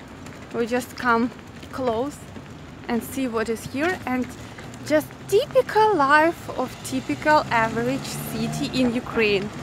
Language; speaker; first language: English; non-native, fluent; Ukrainian